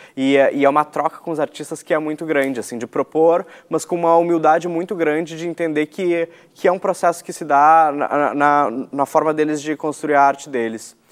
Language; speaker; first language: Portuguese; native; Portuguese